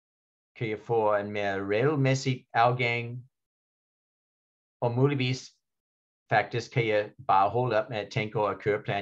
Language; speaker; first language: Danish; non-native, fluent; English